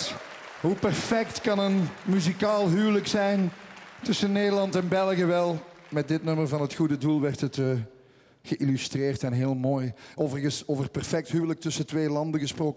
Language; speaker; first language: Dutch; native; Dutch